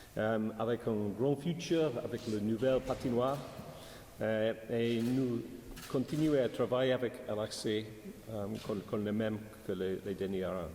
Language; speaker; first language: French; non-native, learner; English